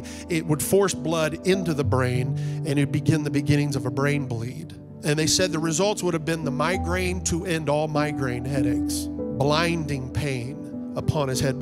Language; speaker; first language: English; native; English